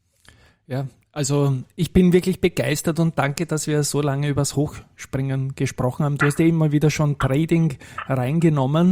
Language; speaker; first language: German; native; German